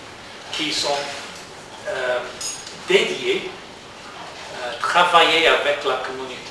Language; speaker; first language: French; non-native, learner; English